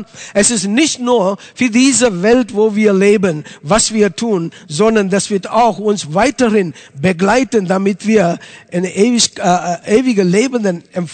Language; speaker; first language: German; non-native, fluent; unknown